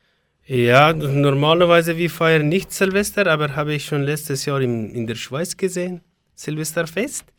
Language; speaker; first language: German; non-native, learner; Persian